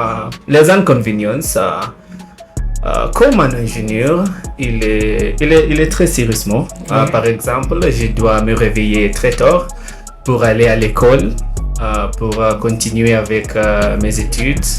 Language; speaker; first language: French; non-native, learner; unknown